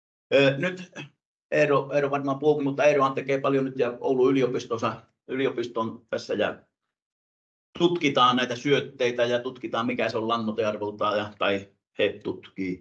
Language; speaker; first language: Finnish; native; Finnish